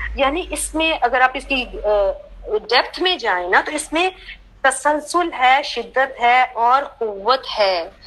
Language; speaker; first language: Urdu; native; Urdu